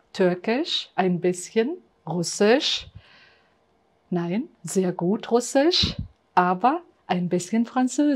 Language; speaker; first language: German; non-native, fluent; Uzbek